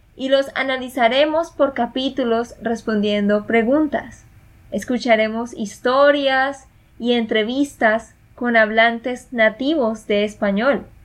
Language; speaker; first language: Spanish; native; Spanish